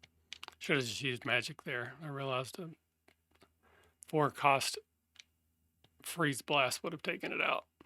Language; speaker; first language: English; native; English